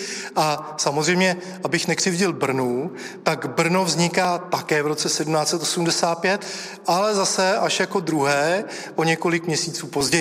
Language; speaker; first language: Czech; native; Czech